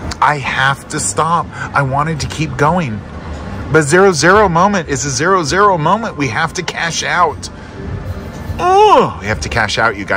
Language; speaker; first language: English; native; English